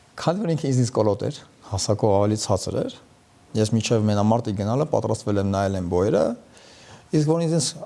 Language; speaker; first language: Armenian; native; Armenian